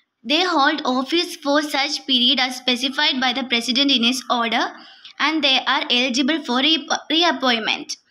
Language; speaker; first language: English; non-native, local second language; Malayalam